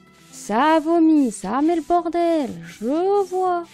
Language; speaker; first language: French; native; French